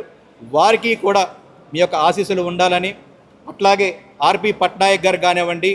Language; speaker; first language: Telugu; native; Telugu